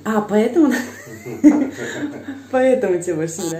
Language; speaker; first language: Russian; native; Russian